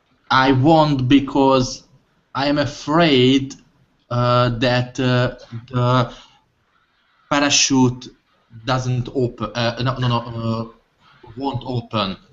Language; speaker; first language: English; non-native, learner; Hungarian